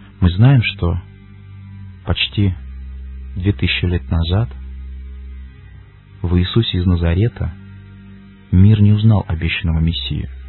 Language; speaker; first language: Russian; native; Russian